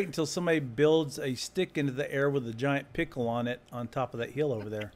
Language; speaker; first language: English; native; English